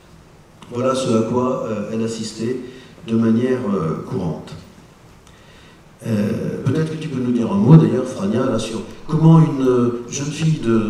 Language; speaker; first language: French; native; French